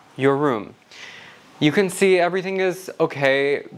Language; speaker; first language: English; native; English